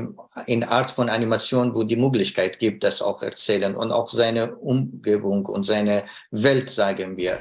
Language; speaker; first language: German; non-native, learner; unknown